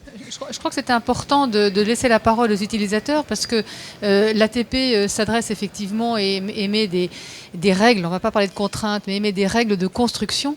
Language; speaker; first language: French; native; French